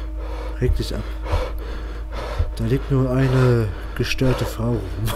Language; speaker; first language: German; native; German